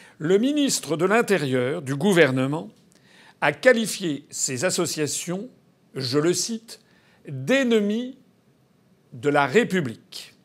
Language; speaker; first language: French; native; French